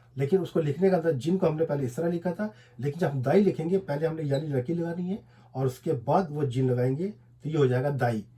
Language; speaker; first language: Urdu; non-native, local second language; Pashto